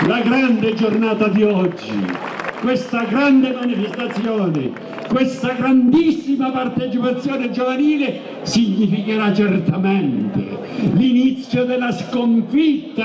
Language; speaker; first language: Italian; native; Italian